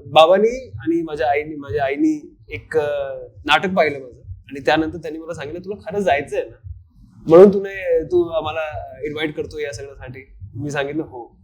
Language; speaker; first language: Marathi; non-native, fluent; Hindi